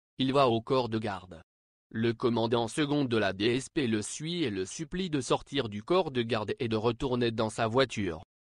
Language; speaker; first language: French; non-native, local second language; Lingala